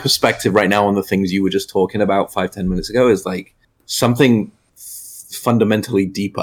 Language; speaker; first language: English; native; English